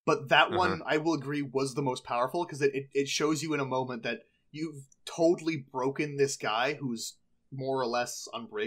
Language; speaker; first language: English; native; English